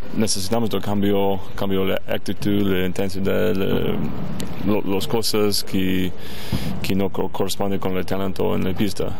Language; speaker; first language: Spanish; non-native, learner; Galician